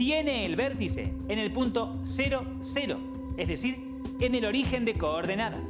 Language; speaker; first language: Spanish; native; Spanish